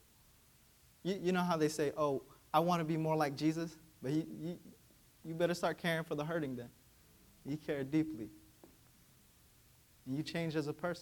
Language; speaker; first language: English; early bilingual, other home language; Vietnamese